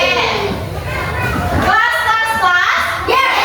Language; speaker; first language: English; non-native, learner; Indonesian